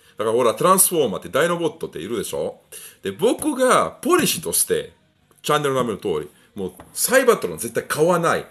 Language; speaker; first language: Japanese; non-native, fluent; Italian